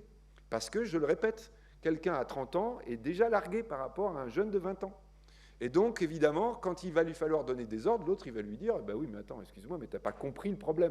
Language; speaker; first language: French; native; French